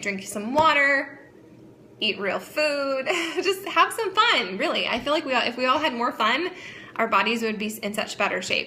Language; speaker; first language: English; native; English